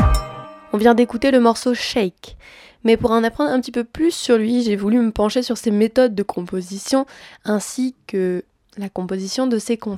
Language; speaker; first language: French; native; French